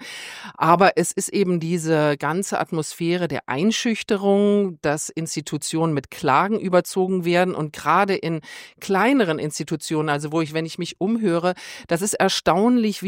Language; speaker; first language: German; native; German